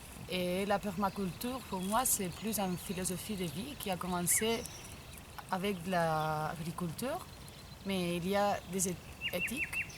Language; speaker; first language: French; non-native, fluent; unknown